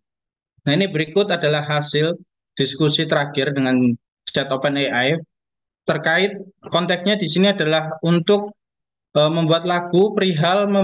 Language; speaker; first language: Indonesian; native; Indonesian